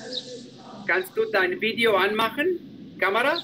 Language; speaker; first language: German; non-native, fluent; Spanish